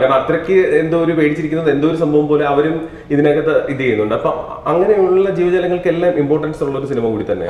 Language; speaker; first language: Malayalam; native; Malayalam